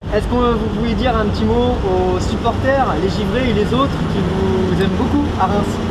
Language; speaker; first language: French; native; French